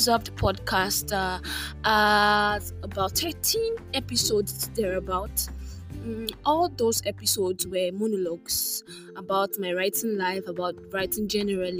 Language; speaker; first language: English; non-native, local second language; Yoruba